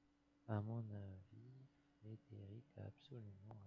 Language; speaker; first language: French; non-native, learner; English